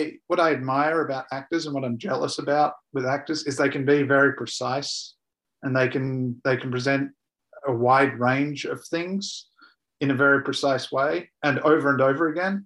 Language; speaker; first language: English; native; English